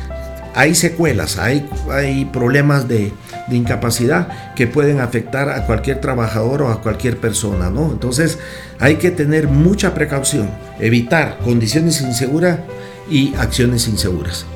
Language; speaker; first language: Spanish; native; Spanish